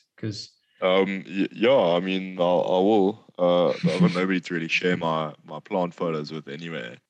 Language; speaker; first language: English; native; English